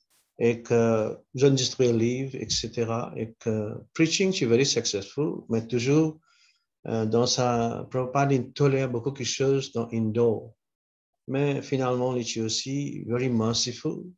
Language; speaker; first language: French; non-native, local second language; Morisyen